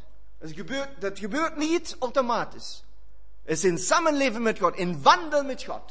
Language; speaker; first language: Dutch; non-native, fluent; German